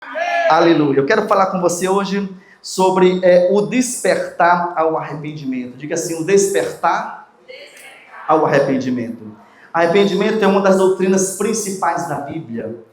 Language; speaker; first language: Portuguese; native; Portuguese